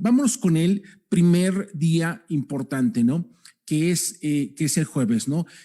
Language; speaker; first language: Spanish; native; Spanish